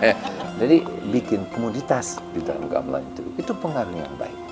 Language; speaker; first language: Indonesian; non-native, fluent; English